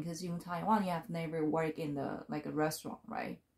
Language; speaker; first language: English; non-native, learner; Chinese